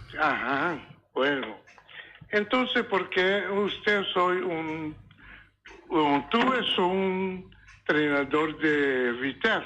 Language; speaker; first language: Spanish; non-native, learner; Papiamento